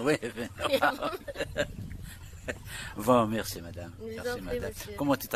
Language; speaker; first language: French; non-native, local second language; Arabic